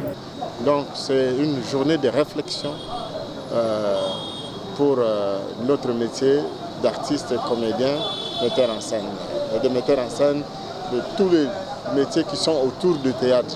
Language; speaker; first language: French; non-native, local second language; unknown